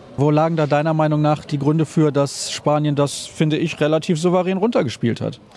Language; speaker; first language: German; native; German